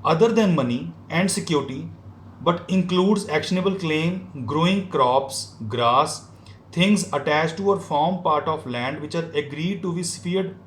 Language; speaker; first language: English; non-native, local second language; Punjabi